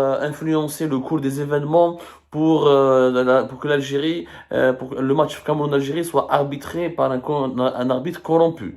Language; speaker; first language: French; non-native, local second language; Arabic